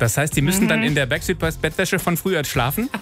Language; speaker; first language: German; native; German